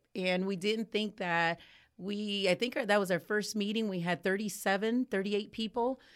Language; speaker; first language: English; native; English